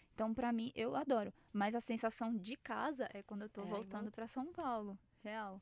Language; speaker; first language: Portuguese; native; Portuguese